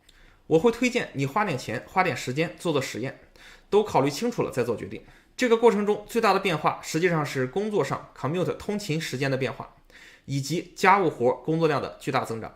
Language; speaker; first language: Chinese; native; Chinese